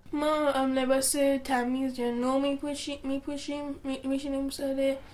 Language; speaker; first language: Persian; early bilingual, heritage; Persian